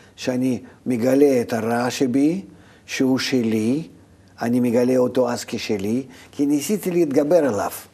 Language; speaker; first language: Hebrew; non-native, fluent; Russian